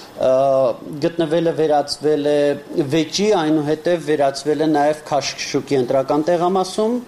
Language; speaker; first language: Armenian; native; Armenian